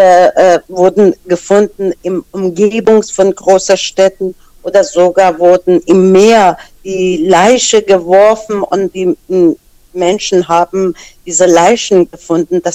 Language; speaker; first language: German; non-native, fluent; Persian